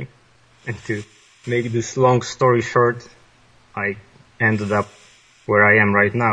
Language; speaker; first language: English; non-native, fluent; Polish